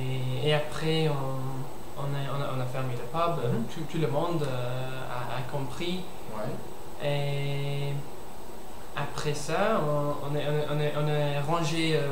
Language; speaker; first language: French; non-native, learner; English